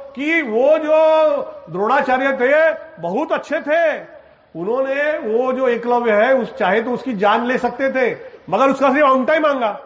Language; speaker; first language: Hindi; non-native, local second language; Marathi